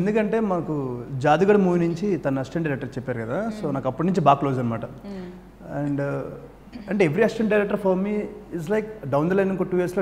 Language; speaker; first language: Telugu; native; Telugu